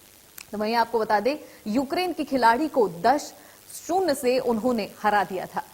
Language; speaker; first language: Hindi; native; Hindi